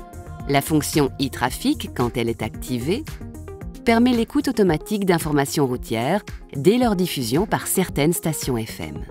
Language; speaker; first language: French; native; French